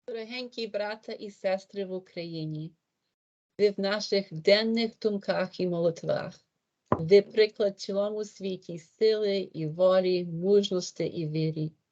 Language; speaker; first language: Ukrainian; early bilingual, heritage; Ukrainian